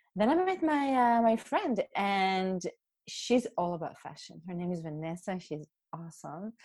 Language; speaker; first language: English; non-native, fluent; Hebrew